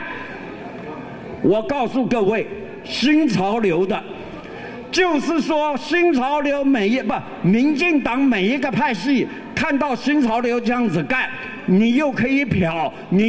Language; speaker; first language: Chinese; native; Chinese